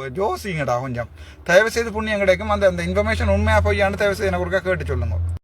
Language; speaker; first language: Tamil; native; Tamil